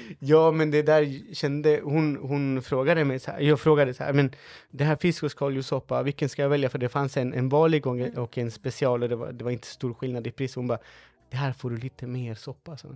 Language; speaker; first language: Swedish; non-native, fluent; Spanish